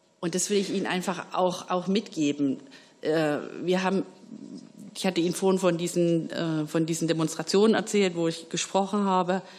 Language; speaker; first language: German; native; German